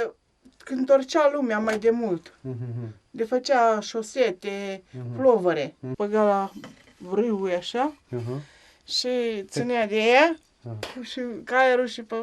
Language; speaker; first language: Romanian; native; Romanian